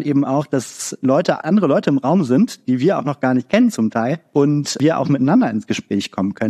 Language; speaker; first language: German; native; German